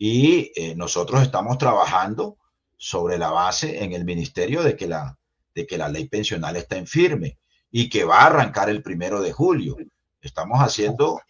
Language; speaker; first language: Spanish; native; Spanish